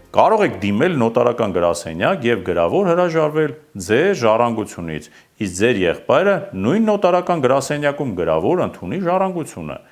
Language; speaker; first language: Armenian; native; Armenian